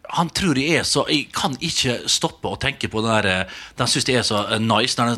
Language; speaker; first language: Norwegian; native; Norwegian